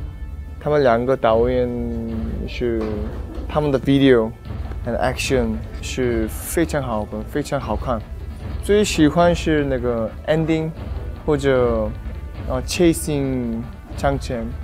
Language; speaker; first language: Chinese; non-native, learner; Korean